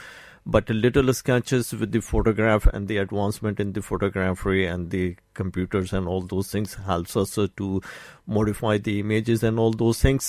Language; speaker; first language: English; non-native, local second language; Urdu